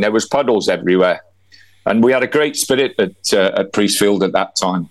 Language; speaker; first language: English; native; English